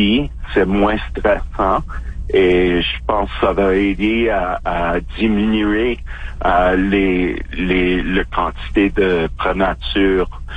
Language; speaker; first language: French; non-native, local second language; English